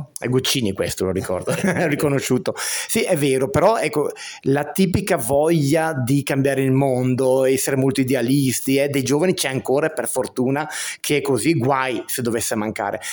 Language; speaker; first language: Italian; native; Italian